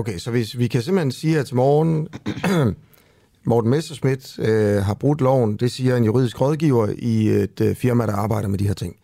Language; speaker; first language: Danish; native; Danish